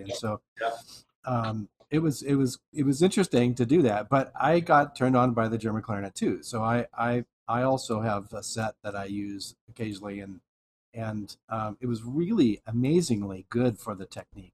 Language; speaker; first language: English; native; English